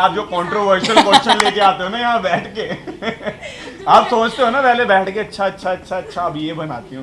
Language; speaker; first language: Hindi; native; Hindi